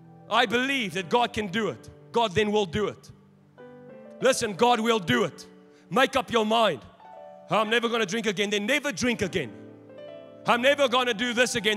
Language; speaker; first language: English; non-native, local second language; Afrikaans